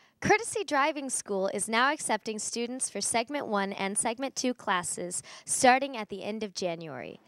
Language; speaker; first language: English; native; English